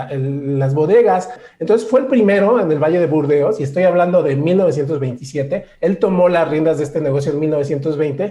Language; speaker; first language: Spanish; native; Spanish